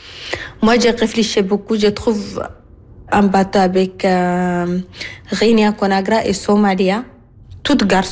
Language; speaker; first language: French; non-native, learner; Arabic